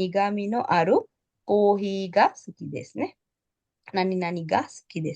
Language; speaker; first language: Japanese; non-native, fluent; Sinhala